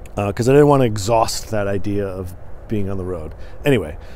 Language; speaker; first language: English; native; English